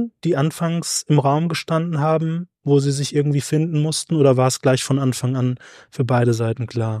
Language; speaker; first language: German; native; German